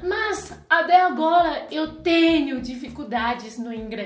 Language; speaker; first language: Portuguese; non-native, fluent; Chinese